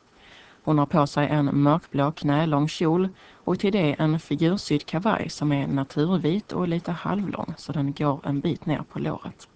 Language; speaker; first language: Swedish; native; Swedish